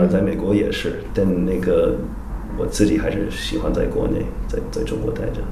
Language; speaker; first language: Chinese; non-native, fluent; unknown